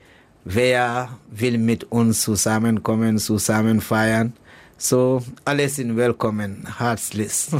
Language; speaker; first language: German; non-native, learner; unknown